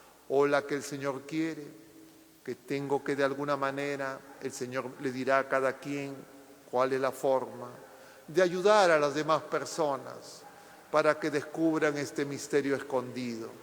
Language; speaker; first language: Spanish; native; Spanish